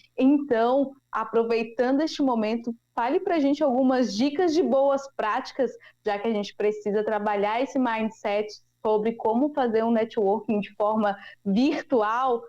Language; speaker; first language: Portuguese; native; Portuguese